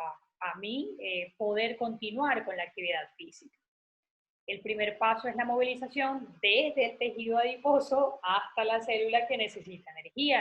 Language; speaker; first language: Spanish; native; Spanish